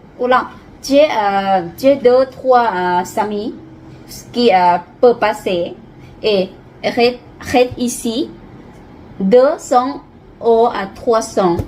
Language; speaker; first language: French; non-native, learner; Lao